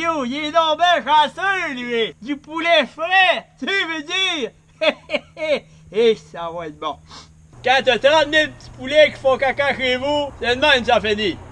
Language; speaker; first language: French; native; French